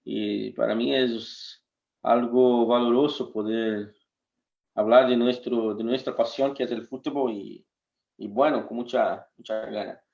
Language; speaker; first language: Spanish; non-native, fluent; Portuguese